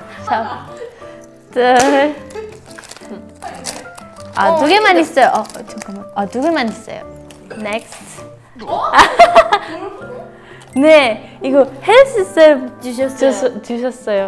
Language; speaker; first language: Korean; non-native, learner; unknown